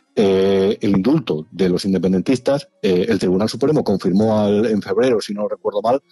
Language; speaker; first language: Spanish; native; Spanish